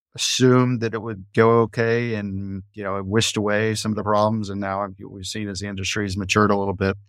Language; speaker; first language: English; native; English